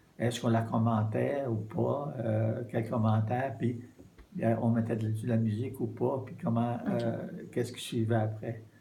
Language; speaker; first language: French; native; French